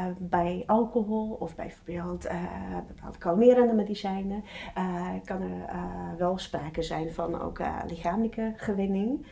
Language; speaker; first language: Dutch; non-native, fluent; Czech